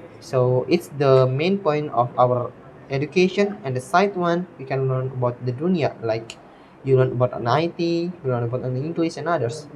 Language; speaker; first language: English; non-native, learner; Indonesian